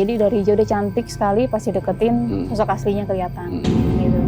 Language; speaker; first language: Indonesian; native; Indonesian